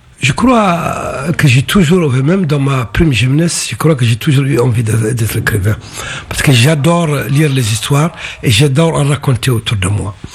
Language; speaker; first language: French; non-native, local second language; Arabic